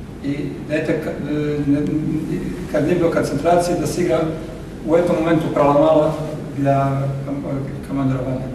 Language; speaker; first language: Russian; non-native, learner; Macedonian